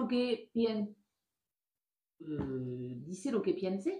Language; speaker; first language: Spanish; non-native, learner; French